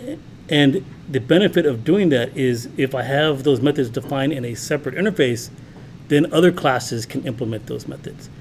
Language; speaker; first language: English; native; English